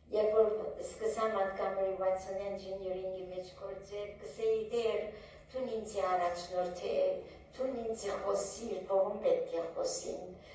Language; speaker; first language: Armenian; early bilingual, heritage; Armenian